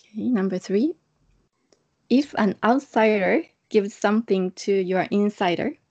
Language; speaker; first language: English; non-native, fluent; Japanese